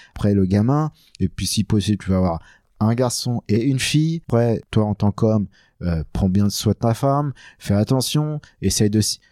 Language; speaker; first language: French; native; French